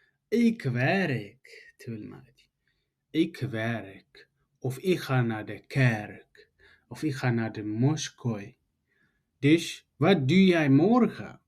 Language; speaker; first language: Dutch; non-native, fluent; Tigrinya